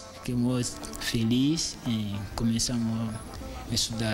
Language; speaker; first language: Portuguese; non-native, learner; French